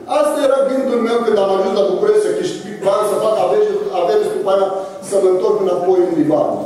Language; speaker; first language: Romanian; non-native, fluent; Arabic